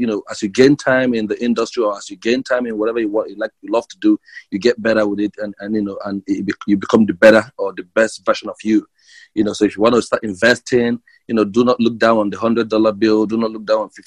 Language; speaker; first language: English; non-native, local second language; Igbo